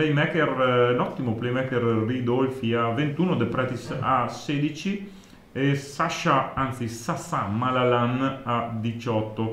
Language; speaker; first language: Italian; native; Italian